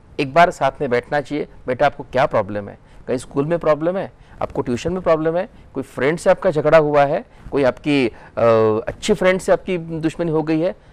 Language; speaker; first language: Hindi; non-native, local second language; Marathi